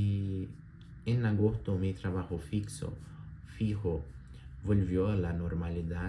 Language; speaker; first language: Spanish; non-native, learner; Portuguese